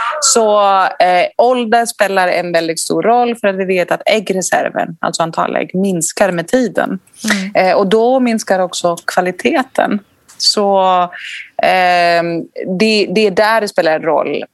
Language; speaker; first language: Swedish; non-native, fluent; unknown